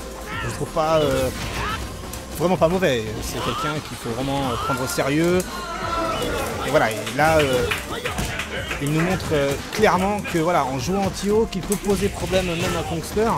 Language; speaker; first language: French; native; French